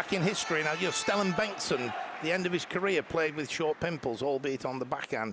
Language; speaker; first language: English; native; English